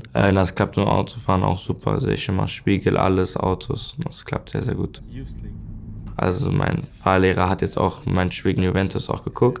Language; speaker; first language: German; native; German